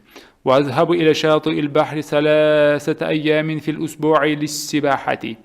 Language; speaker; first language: Arabic; non-native, fluent; Uzbek